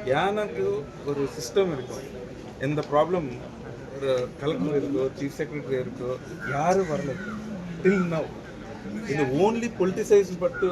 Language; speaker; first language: Tamil; non-native, local second language; Telugu